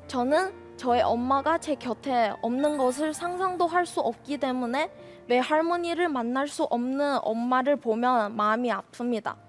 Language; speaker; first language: Korean; non-native, fluent; Chinese